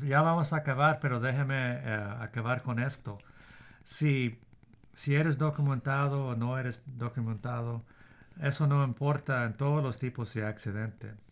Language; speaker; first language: Spanish; early bilingual, heritage; Spanish